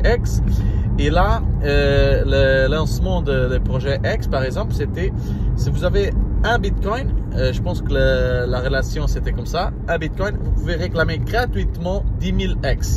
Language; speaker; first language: French; non-native, learner; Portuguese